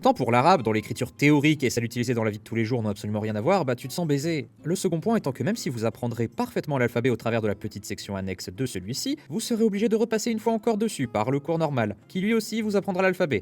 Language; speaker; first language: French; native; French